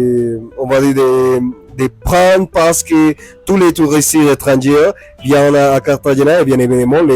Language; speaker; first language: French; non-native, learner; Spanish